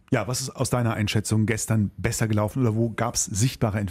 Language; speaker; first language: German; native; German